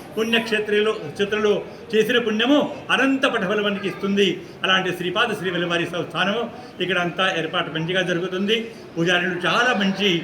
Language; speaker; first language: Telugu; non-native, fluent; Marathi